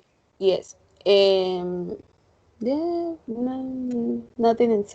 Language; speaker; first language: English; non-native, learner; Spanish